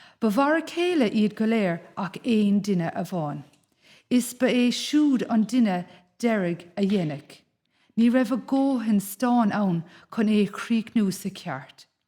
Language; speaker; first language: Irish; native; Irish